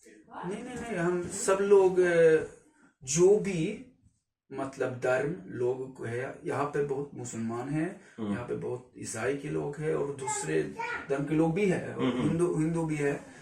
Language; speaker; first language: Hindi; non-native, learner; Swedish